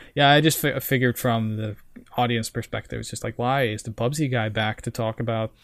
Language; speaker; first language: English; non-native, fluent; Norwegian